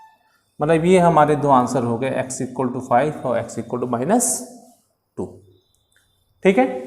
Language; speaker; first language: Hindi; native; Hindi